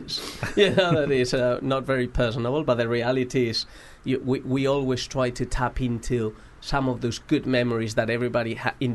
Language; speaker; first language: English; non-native, fluent; Spanish